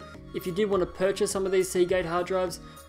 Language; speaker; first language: English; native; English